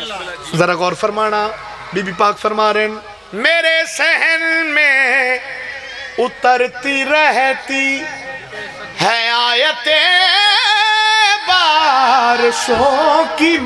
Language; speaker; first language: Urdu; non-native, local second language; Punjabi